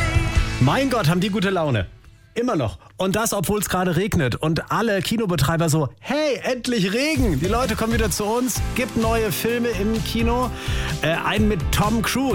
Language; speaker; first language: German; native; German